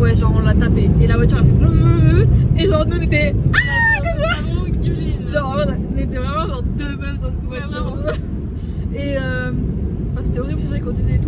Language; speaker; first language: French; native; French